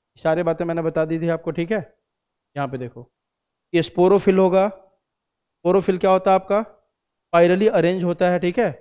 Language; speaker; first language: Hindi; native; Hindi